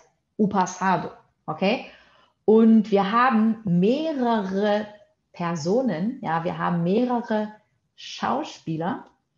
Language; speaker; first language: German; non-native, fluent; Portuguese